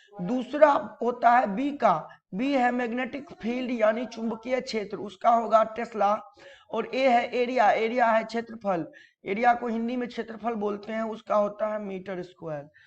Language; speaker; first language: Hindi; native; Hindi